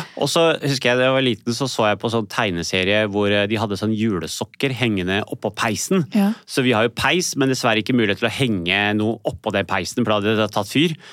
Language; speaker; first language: Norwegian; early bilingual, other home language; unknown